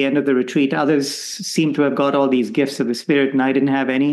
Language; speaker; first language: English; non-native, local second language; Konkani